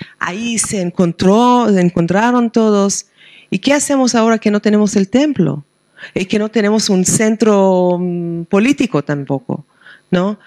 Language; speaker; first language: Spanish; non-native, fluent; Hebrew